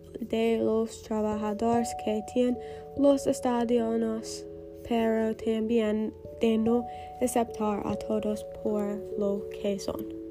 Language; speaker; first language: Spanish; non-native, learner; English